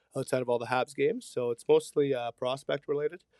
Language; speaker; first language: English; early bilingual, other home language; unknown